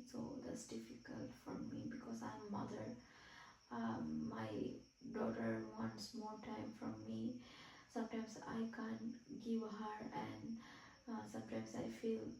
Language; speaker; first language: English; non-native, fluent; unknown